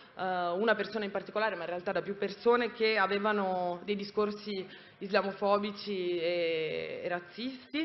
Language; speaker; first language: Italian; native; Italian